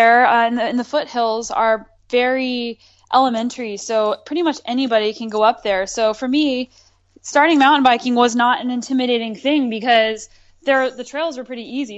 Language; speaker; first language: English; native; English